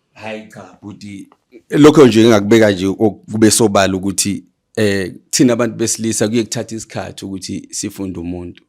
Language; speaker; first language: Zulu; native; Zulu